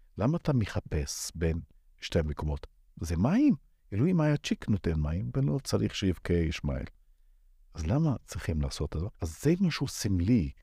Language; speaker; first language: Hebrew; non-native, local second language; Arabic